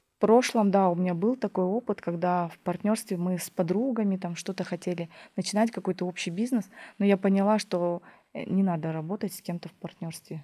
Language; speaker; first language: Russian; native; Russian